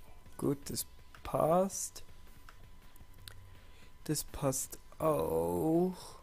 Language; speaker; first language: German; native; German